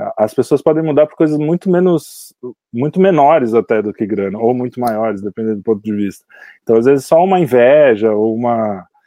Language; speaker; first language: Portuguese; native; Portuguese